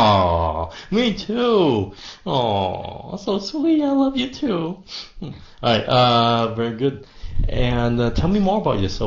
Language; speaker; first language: English; non-native, fluent; Vietnamese